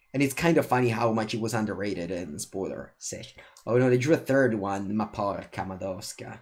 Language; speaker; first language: English; non-native, fluent; Italian